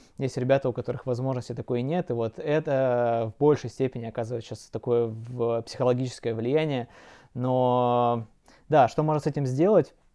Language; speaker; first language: Russian; native; Russian